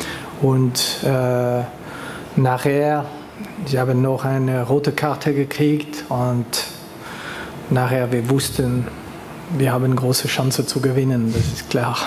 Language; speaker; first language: German; non-native, local second language; French